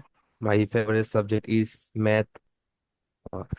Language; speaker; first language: English; non-native, learner; Bangla